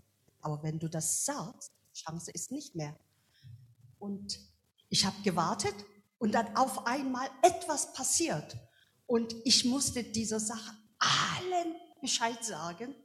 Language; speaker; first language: German; non-native, learner; Korean